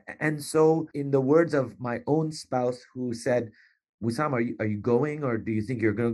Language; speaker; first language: English; native; English